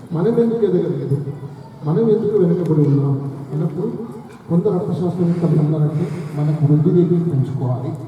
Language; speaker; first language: Telugu; non-native, local second language; Urdu